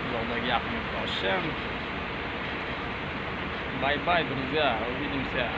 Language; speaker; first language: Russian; non-native, learner; Uzbek